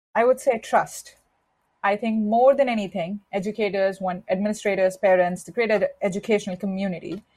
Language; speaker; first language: English; non-native, local second language; Hindi